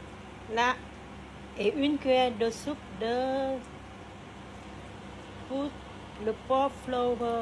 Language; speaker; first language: French; non-native, learner; Vietnamese